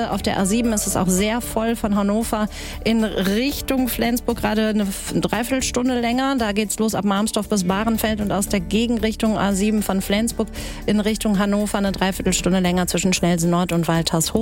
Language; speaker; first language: German; native; German